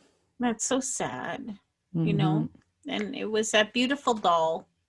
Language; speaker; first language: English; native; English